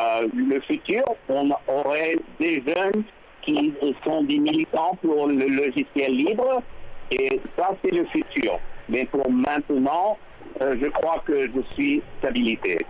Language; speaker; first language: French; non-native, fluent; English